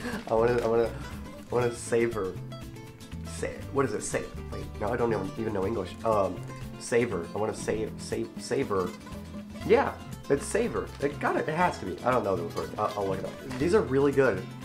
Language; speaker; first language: English; native; English